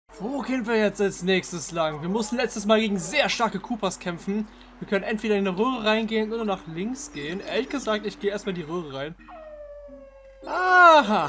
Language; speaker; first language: German; native; German